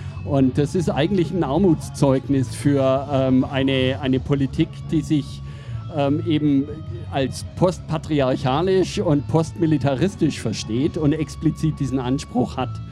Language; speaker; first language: German; native; German